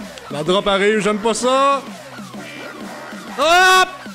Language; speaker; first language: French; native; French